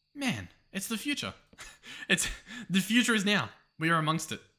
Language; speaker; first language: English; native; English